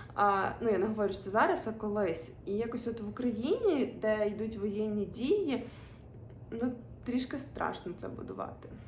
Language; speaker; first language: Ukrainian; non-native, local second language; Russian